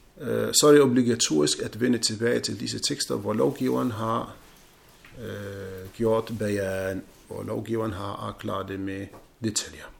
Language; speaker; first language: Danish; non-native, fluent; Arabic